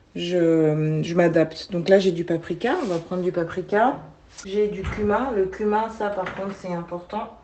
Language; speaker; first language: French; native; French